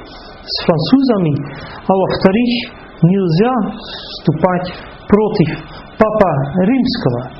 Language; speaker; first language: Russian; non-native, fluent; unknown